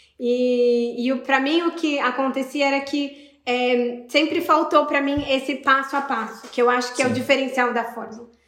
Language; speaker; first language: Portuguese; native; Portuguese